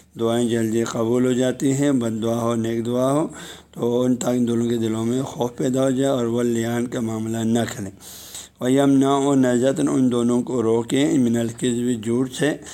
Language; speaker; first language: Urdu; non-native, local second language; Balti